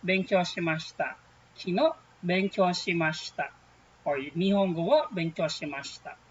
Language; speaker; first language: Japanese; non-native, fluent; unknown